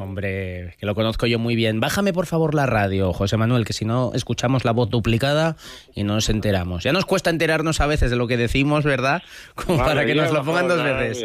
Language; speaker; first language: Spanish; native; Spanish